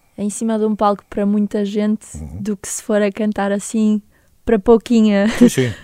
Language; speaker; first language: Portuguese; native; Portuguese